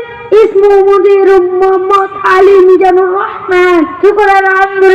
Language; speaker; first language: Arabic; non-native, learner; Bangla